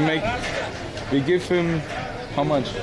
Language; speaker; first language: English; non-native, learner; German